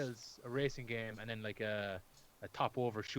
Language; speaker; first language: English; native; English